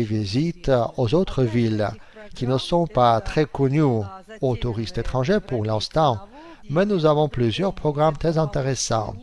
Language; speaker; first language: French; non-native, fluent; Russian